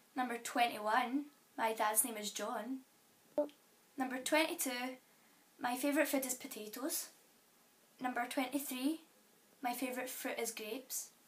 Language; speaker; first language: English; native; English